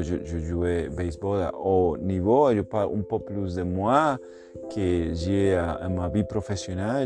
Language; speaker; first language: French; non-native, learner; Spanish